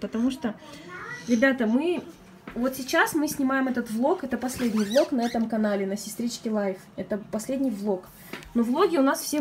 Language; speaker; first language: Russian; native; Russian